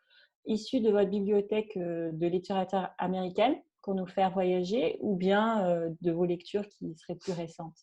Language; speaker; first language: French; native; French